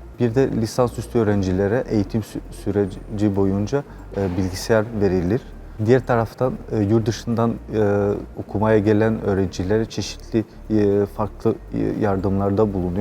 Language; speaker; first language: Turkish; non-native, fluent; Albanian